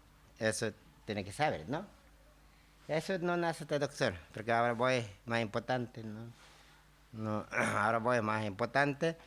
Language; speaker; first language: Spanish; non-native, learner; Tibetan